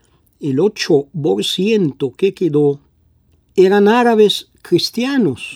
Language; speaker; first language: Spanish; non-native, fluent; Arabic